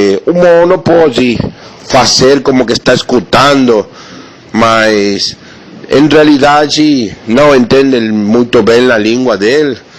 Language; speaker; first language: Portuguese; non-native, learner; Spanish